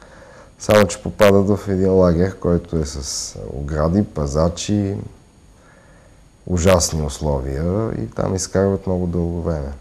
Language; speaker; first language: Bulgarian; native; Bulgarian